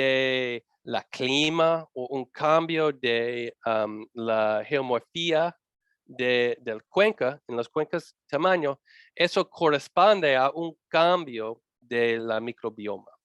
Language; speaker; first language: Spanish; non-native, learner; English